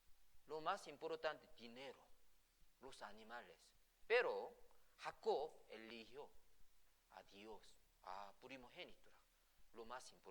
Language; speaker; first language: Spanish; non-native, fluent; Korean